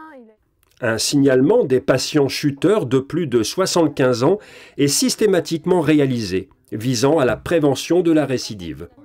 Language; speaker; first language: French; native; French